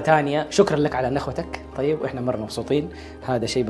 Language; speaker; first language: Arabic; native; Arabic